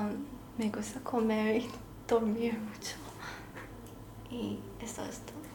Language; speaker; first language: Spanish; non-native, learner; Chinese